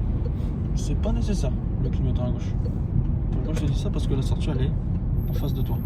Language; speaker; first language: French; native; French